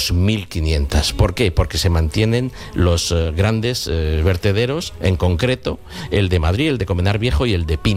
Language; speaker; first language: Spanish; native; Spanish